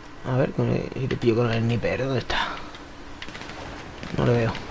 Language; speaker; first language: Spanish; native; Spanish